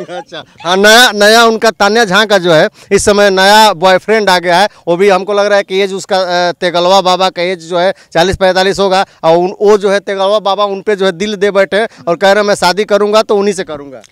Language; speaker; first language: Hindi; native; Hindi